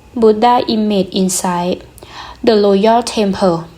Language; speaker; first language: English; non-native, learner; Thai